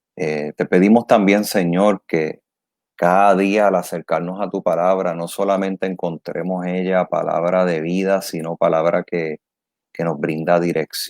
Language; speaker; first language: Spanish; native; Spanish